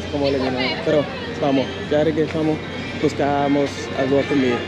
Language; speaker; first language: Spanish; non-native, learner; English